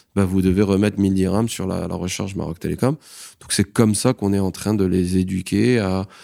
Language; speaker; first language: French; non-native, local second language; Arabic